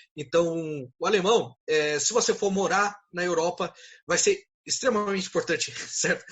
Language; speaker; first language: Portuguese; native; Portuguese